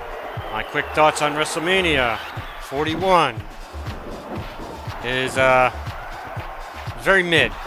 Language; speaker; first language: English; native; English